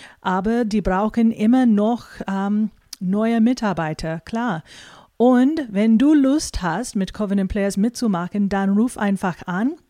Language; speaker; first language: German; non-native, fluent; English